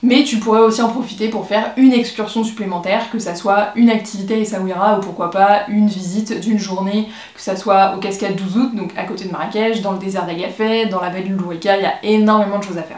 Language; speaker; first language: French; native; French